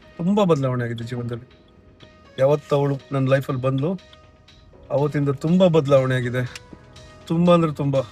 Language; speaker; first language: Kannada; non-native, local second language; Tulu